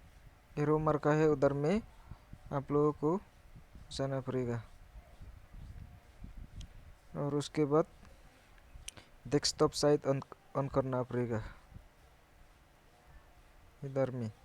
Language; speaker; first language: Hindi; non-native, local second language; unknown